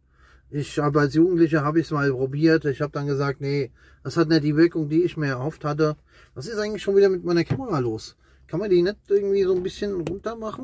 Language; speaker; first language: German; native; German